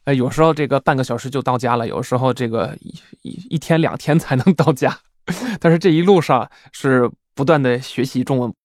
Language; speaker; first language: Chinese; non-native, fluent; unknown